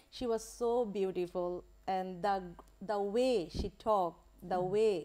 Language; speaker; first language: English; non-native, local second language; Bangla